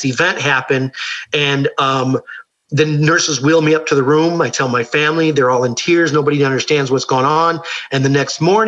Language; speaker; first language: English; native; English